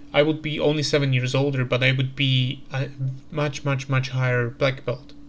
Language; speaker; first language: English; non-native, fluent; Slovak